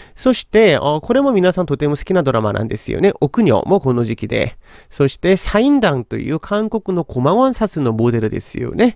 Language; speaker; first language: Japanese; non-native, fluent; Korean